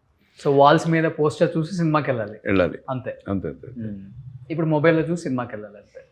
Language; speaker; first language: Telugu; native; Telugu